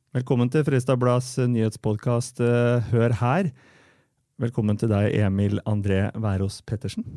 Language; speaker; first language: Norwegian; native; Norwegian